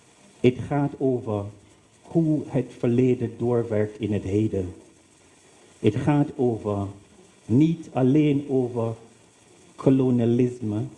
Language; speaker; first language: Dutch; non-native, learner; English